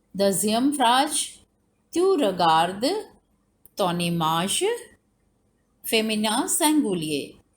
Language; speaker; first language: French; non-native, fluent; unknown